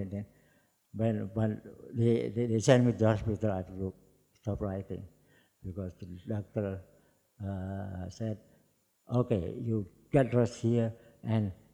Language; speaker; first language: English; non-native, fluent; Javanese